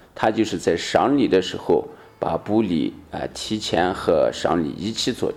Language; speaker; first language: Chinese; native; Chinese